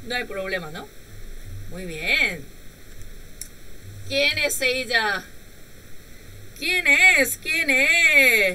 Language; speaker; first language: Spanish; non-native, learner; Korean